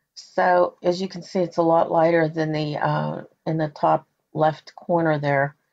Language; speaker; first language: English; native; English